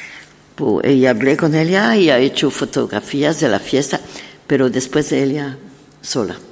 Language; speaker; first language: Spanish; non-native, learner; French